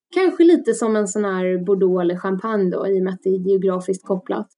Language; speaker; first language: Swedish; early bilingual, other home language; Russian